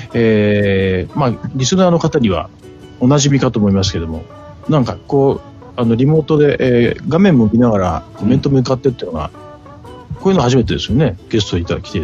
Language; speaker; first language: Japanese; native; Japanese